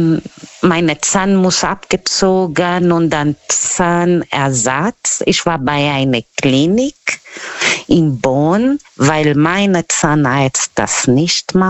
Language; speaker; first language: German; non-native, learner; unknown